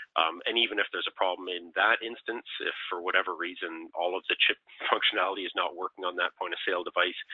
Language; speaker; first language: English; native; English